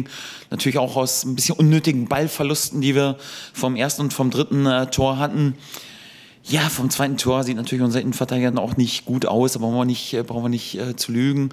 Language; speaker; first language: German; native; German